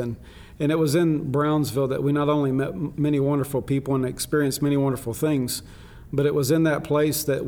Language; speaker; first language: English; native; English